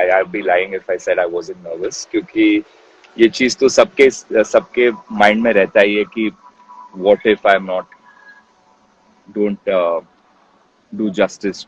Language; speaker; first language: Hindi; non-native, local second language; Kannada